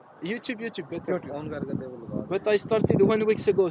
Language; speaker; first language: English; non-native, learner; French